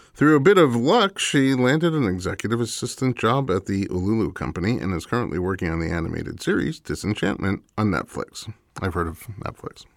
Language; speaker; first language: English; native; English